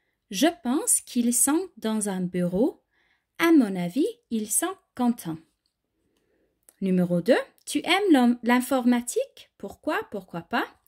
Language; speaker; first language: French; non-native, fluent; English